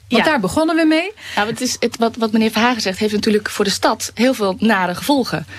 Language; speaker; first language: Dutch; native; Dutch